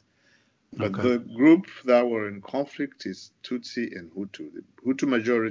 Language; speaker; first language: English; non-native, local second language; Kinyarwanda